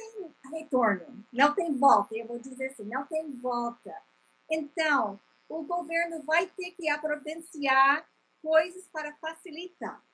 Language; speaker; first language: Portuguese; non-native, fluent; English